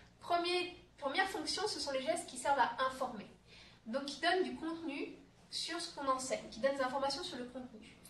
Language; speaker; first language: French; native; French